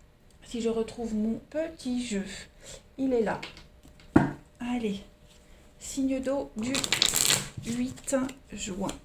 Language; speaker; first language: French; native; French